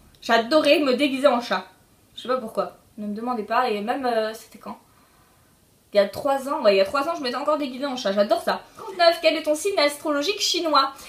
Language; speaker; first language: French; early bilingual, other home language; Polish